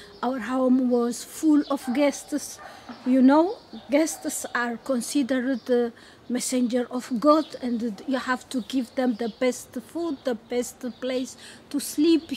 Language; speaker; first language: English; non-native, fluent; Tigrinya